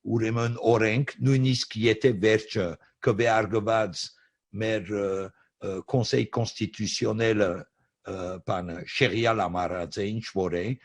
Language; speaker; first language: Armenian; early bilingual, heritage; Armenian